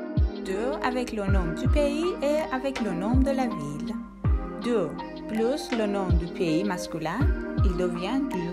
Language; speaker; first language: French; non-native, fluent; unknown